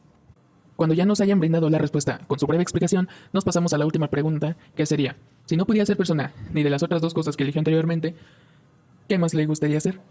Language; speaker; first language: Spanish; native; Spanish